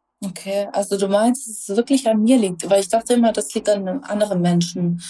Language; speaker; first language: German; early bilingual, other home language; Russian